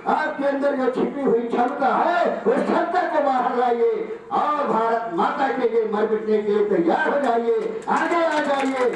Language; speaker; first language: Hindi; native; Hindi